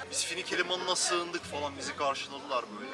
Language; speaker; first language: Turkish; native; Turkish